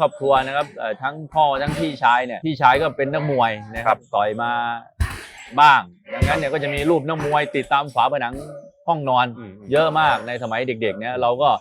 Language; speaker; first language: Thai; native; Thai